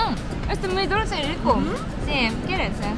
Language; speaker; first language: Spanish; non-native, learner; Japanese